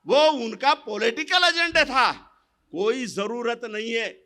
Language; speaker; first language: Hindi; non-native, local second language; Marathi